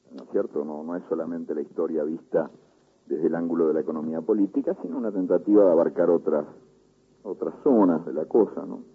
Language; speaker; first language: Spanish; native; Spanish